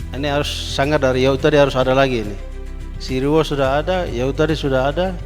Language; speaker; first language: Indonesian; non-native, local second language; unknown